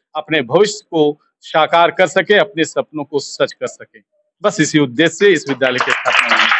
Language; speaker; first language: Hindi; native; Hindi